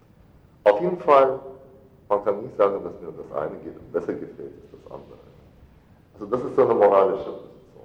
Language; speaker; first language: German; non-native, fluent; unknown